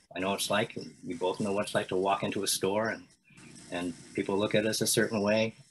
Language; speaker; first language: English; native; English